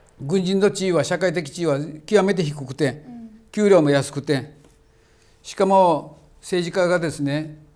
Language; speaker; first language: Japanese; native; Japanese